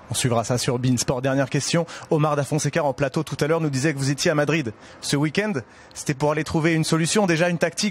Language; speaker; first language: French; native; French